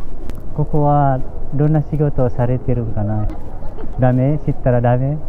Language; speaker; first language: Japanese; non-native, fluent; Indonesian